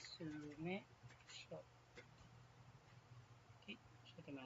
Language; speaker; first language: Japanese; non-native, fluent; Filipino